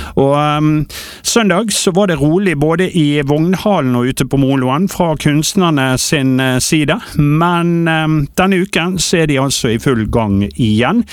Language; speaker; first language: Norwegian; native; Norwegian